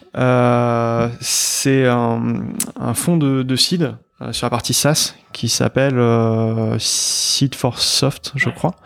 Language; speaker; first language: French; native; French